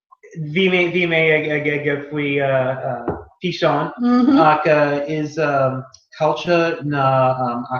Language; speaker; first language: Irish; non-native, learner; English